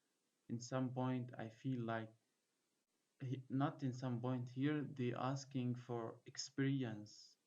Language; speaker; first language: English; non-native, fluent; Arabic